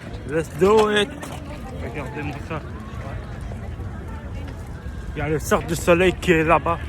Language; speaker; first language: French; native; French